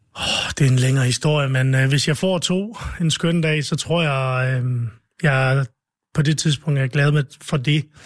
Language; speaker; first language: Danish; early bilingual, other home language; Arabic